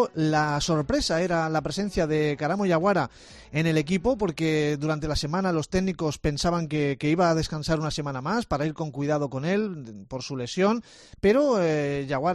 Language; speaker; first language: Spanish; native; Spanish